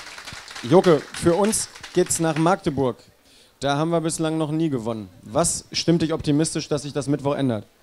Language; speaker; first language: German; native; German